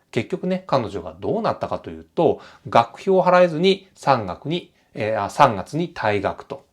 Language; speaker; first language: Japanese; native; Japanese